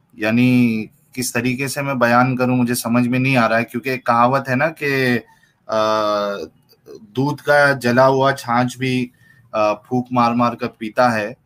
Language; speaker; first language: Hindi; native; Hindi